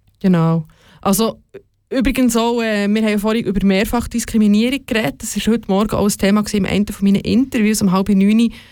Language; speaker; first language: German; native; German